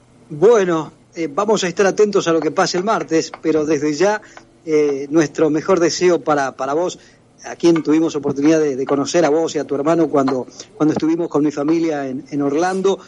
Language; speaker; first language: Spanish; native; Spanish